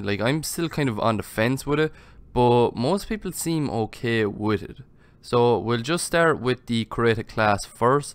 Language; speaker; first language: English; native; English